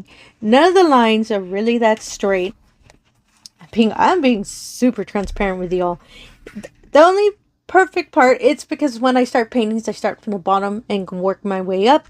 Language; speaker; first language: English; native; English